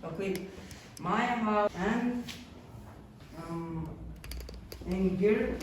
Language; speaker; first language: English; non-native, learner; Mongolian